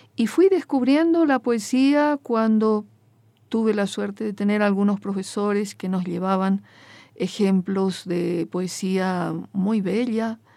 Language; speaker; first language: Spanish; non-native, local second language; Guarani